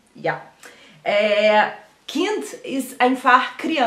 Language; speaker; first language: German; non-native, learner; Portuguese